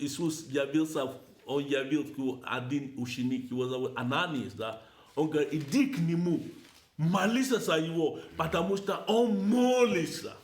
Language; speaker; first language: Russian; non-native, learner; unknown